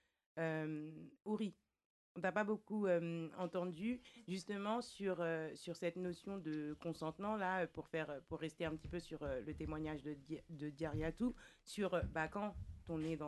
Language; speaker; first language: French; native; French